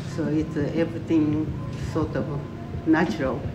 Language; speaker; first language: English; non-native, fluent; Japanese